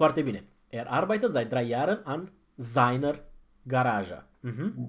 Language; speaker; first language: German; non-native, fluent; Romanian